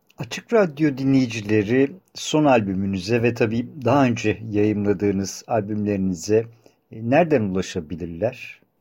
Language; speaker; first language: Turkish; native; Turkish